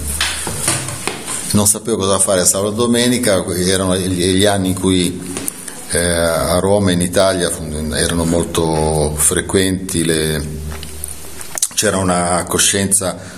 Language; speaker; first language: Italian; native; Italian